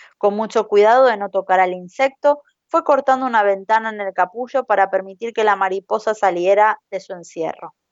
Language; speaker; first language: Spanish; native; Spanish